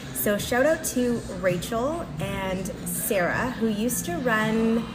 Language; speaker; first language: English; native; English